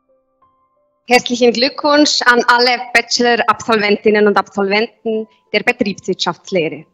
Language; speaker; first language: German; native; German